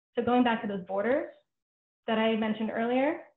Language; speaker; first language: English; native; English